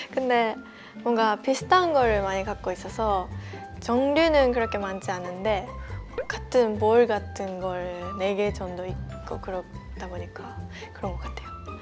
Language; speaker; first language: Korean; non-native, fluent; Japanese